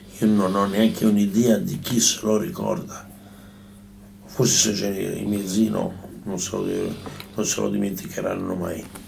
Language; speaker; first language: Italian; native; Italian